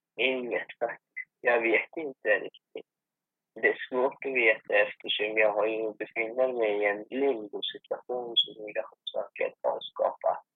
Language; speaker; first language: Swedish; non-native, fluent; Persian